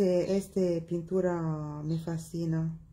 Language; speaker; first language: Spanish; non-native, fluent; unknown